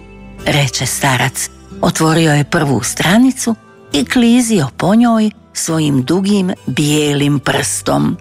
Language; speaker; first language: Croatian; native; Croatian